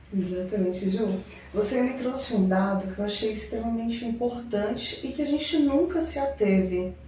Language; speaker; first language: Portuguese; native; Portuguese